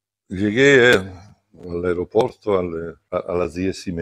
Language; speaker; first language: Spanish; non-native, fluent; English